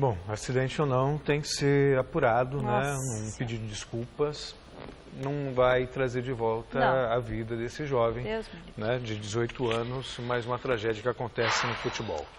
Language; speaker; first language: Portuguese; native; Portuguese